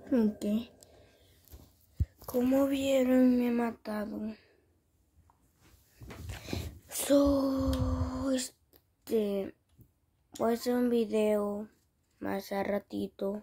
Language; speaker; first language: Spanish; early bilingual, heritage; Spanish